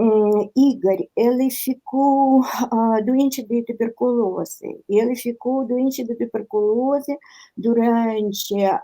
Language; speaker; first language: Portuguese; non-native, fluent; Russian